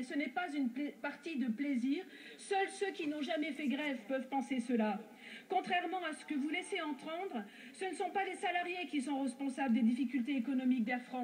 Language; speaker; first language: French; native; French